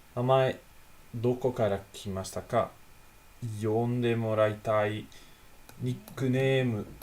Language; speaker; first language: Japanese; non-native, learner; Italian